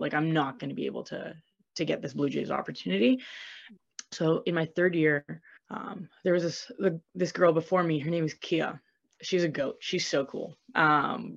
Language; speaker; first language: English; native; English